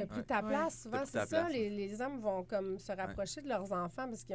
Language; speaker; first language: French; native; French